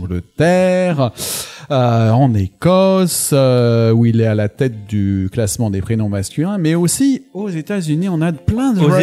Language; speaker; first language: French; native; French